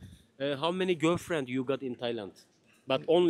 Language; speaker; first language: English; non-native, learner; Turkish